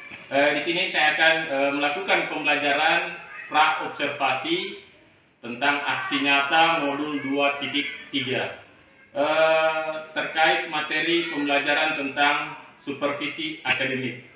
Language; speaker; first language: Indonesian; native; Indonesian